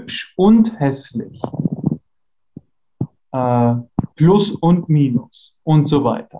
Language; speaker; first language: German; non-native, fluent; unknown